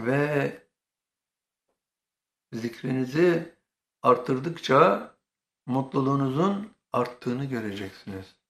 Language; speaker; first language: Turkish; native; Turkish